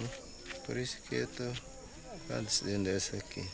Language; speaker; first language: Portuguese; non-native, local second language; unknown